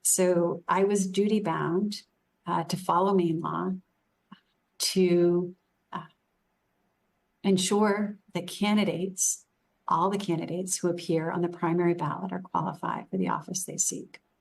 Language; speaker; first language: English; native; English